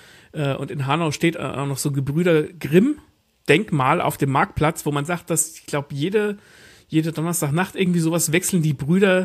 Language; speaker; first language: German; native; German